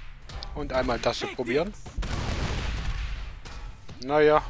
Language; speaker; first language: German; native; German